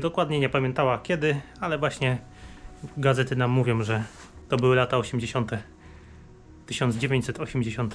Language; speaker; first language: Polish; native; Polish